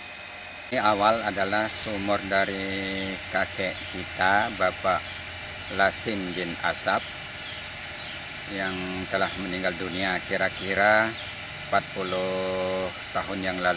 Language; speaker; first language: Indonesian; non-native, local second language; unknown